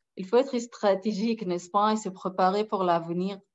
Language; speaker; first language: French; non-native, fluent; Arabic